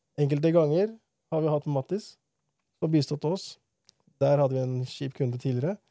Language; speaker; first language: Norwegian; early bilingual, other home language; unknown